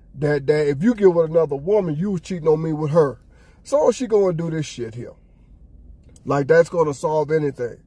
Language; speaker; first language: English; native; English